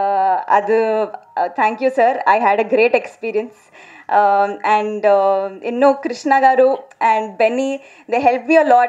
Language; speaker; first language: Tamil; non-native, learner; Telugu